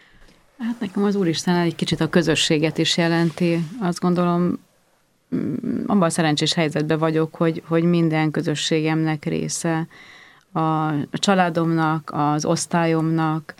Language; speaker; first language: Hungarian; native; Hungarian